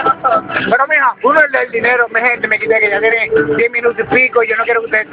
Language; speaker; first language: Spanish; native; Spanish